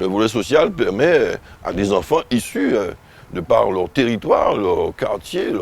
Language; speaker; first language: French; native; French